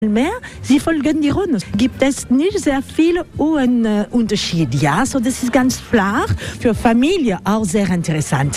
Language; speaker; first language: German; non-native, learner; French